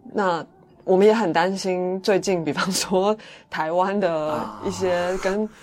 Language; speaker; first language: Chinese; native; Chinese